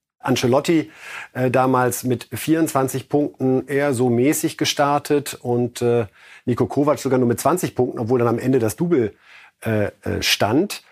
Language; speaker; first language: German; native; German